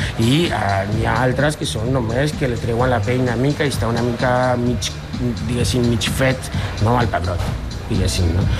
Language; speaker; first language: Catalan; non-native, fluent; Spanish